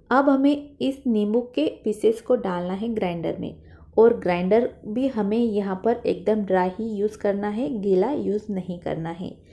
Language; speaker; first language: Hindi; non-native, local second language; Marathi